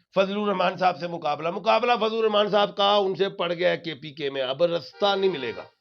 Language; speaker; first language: Urdu; non-native, local second language; Punjabi